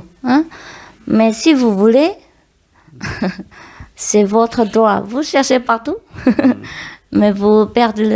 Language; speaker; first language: French; non-native, learner; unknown